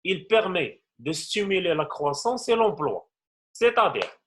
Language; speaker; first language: French; non-native, local second language; Arabic